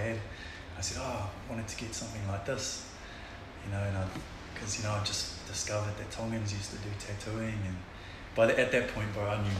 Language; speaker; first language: English; non-native, local second language; Tongan